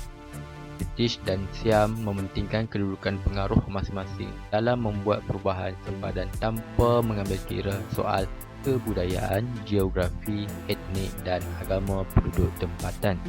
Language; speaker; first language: Malay; native; Malay